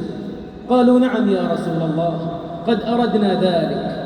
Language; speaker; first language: Arabic; native; Arabic